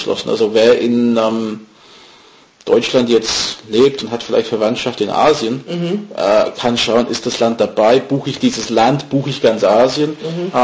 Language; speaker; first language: German; non-native, fluent; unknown